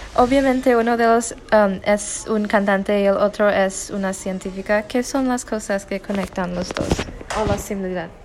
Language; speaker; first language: Spanish; non-native, learner; English